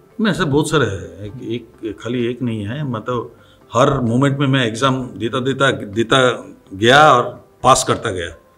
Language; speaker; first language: Hindi; non-native, local second language; Bangla